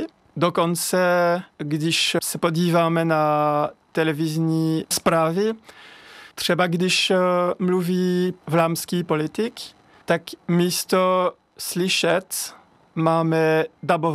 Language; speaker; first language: Czech; non-native, fluent; French